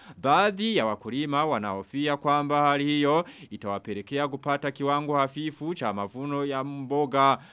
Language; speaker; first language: Swahili; non-native, local second language; Rundi